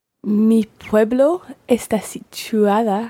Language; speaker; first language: Spanish; non-native, learner; English